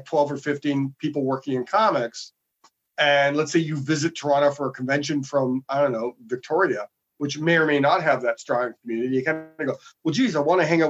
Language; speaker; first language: English; native; English